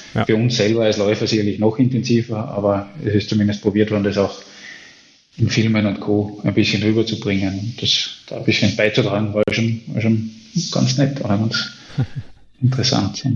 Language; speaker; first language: German; native; German